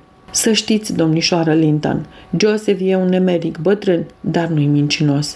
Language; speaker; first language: Romanian; native; Romanian